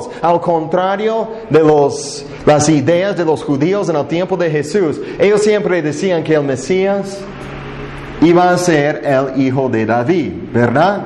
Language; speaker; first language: Spanish; non-native, fluent; English